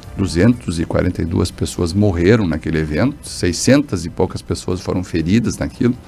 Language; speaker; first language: Portuguese; native; Portuguese